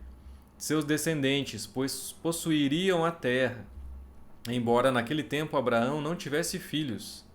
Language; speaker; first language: Portuguese; native; Portuguese